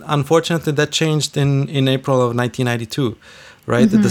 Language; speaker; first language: English; non-native, fluent; Bosnian